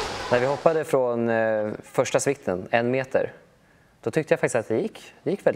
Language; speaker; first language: Swedish; native; Swedish